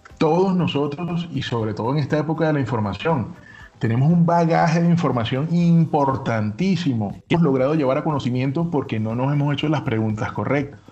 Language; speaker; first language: Spanish; native; Spanish